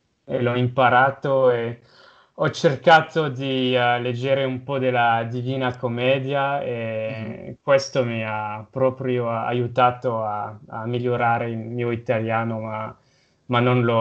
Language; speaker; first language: Italian; non-native, local second language; French